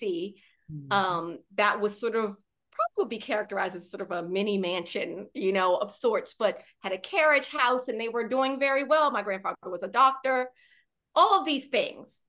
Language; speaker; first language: English; native; English